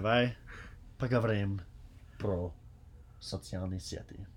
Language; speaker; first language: Russian; non-native, learner; English